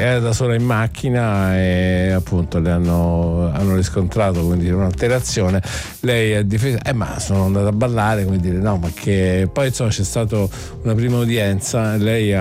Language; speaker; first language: Italian; native; Italian